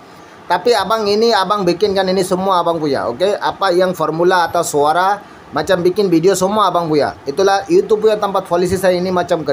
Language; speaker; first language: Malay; non-native, learner; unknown